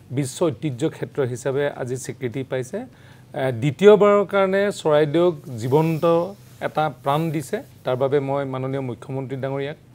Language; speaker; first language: Assamese; native; Assamese